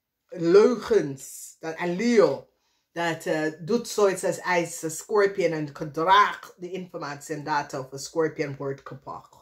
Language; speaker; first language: Dutch; non-native, fluent; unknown